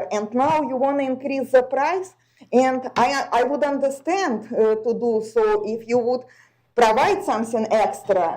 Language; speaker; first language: English; non-native, fluent; Russian